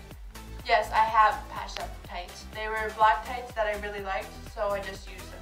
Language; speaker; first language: English; native; English